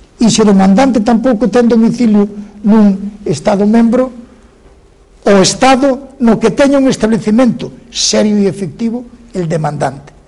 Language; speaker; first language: Galician; non-native, local second language; Spanish